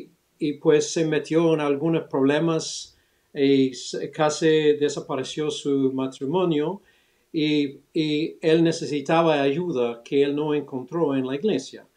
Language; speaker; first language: Spanish; early bilingual, other home language; English